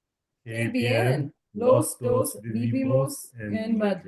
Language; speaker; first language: Spanish; non-native, learner; English